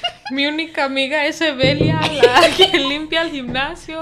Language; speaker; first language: Spanish; early bilingual, heritage; Spanish